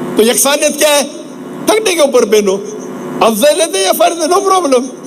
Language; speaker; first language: Urdu; non-native, local second language; Konkani